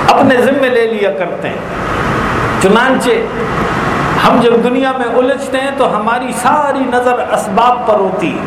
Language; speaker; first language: Urdu; native; Urdu